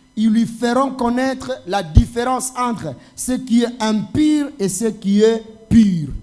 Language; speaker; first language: French; non-native, local second language; Swahili